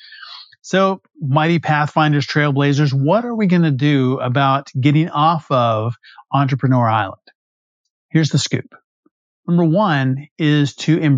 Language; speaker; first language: English; native; English